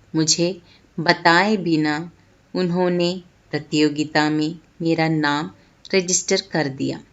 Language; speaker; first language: Hindi; non-native, local second language; Malayalam